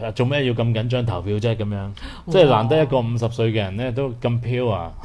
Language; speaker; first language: Cantonese; native; Cantonese